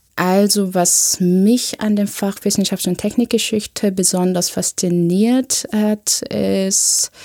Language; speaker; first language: German; non-native, fluent; Korean